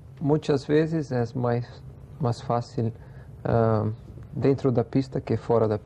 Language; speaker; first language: Spanish; non-native, learner; Portuguese